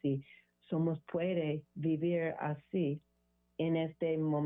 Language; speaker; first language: Spanish; non-native, learner; English